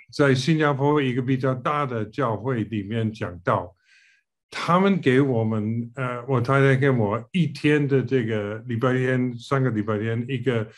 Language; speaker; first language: Chinese; non-native, fluent; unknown